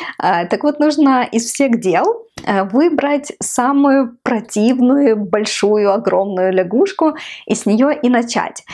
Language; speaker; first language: Russian; non-native, local second language; Ukrainian